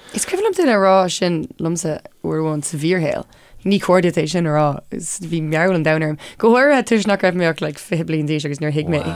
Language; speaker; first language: Irish; non-native, local second language; English